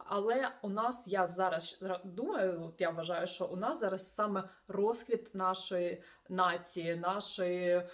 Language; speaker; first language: Ukrainian; non-native, local second language; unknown